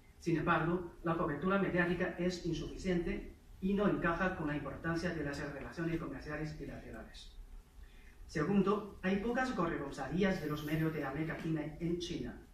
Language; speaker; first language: Spanish; non-native, fluent; Chinese